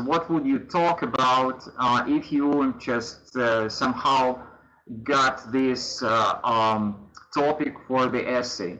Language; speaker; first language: English; non-native, fluent; Russian